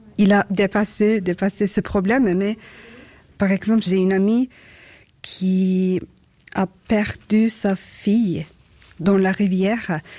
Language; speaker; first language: French; non-native, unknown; Turkish